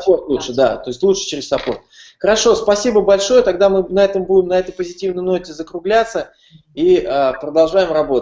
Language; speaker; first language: Russian; native; Russian